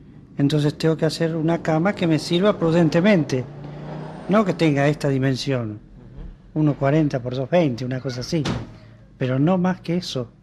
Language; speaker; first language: Spanish; native; Spanish